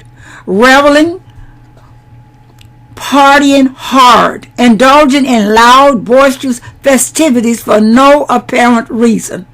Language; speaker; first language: English; native; English